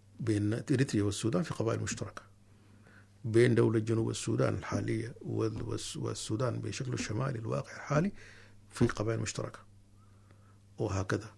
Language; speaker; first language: Arabic; native; Arabic